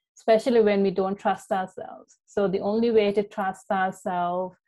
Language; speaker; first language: English; non-native, local second language; Sinhala